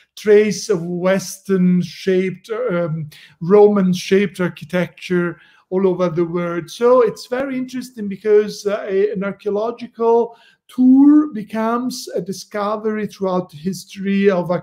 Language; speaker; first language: English; non-native, fluent; Italian